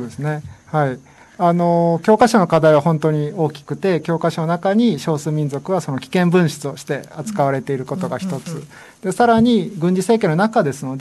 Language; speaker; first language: Japanese; native; Japanese